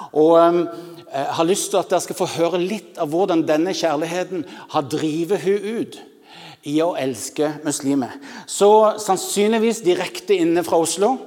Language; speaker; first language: Norwegian; native; Norwegian